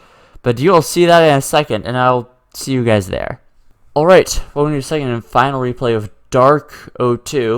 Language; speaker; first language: English; native; English